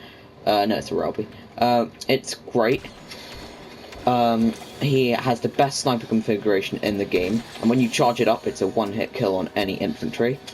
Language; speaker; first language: English; native; English